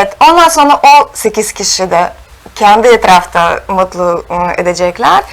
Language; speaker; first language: Turkish; non-native, fluent; Russian